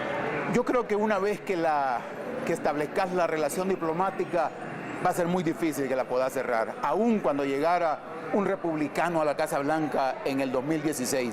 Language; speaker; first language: Spanish; native; Spanish